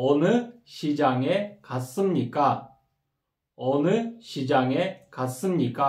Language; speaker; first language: Korean; non-native, fluent; Kyrgyz